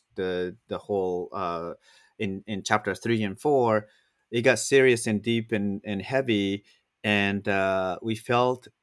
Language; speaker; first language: English; non-native, fluent; Japanese